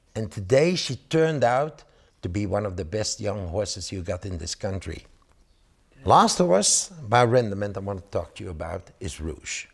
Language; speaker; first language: English; non-native, fluent; Dutch